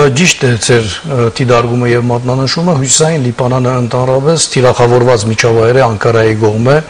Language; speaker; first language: Armenian; early bilingual, heritage; Armenian